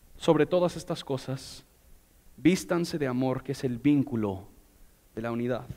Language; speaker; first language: Spanish; non-native, fluent; English